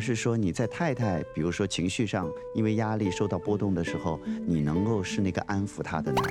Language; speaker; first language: Chinese; native; Chinese